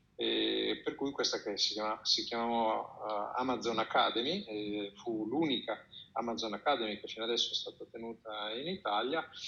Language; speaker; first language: Italian; native; Italian